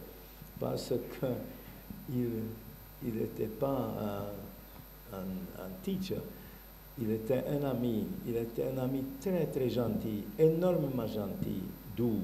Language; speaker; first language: French; non-native, learner; Bulgarian